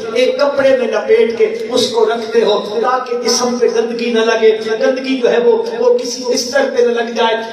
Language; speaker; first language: Urdu; non-native, local second language; Punjabi